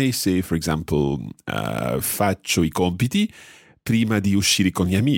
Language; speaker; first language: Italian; non-native, fluent; English